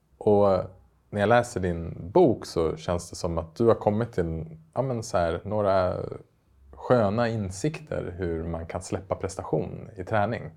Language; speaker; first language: Swedish; native; Swedish